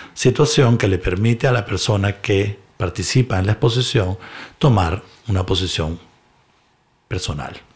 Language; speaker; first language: Spanish; native; Spanish